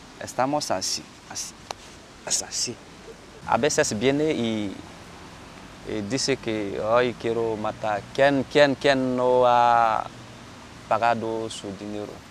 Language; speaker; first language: Spanish; non-native, learner; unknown